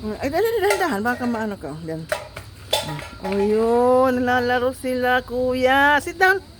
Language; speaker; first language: Filipino; non-native, local second language; Waray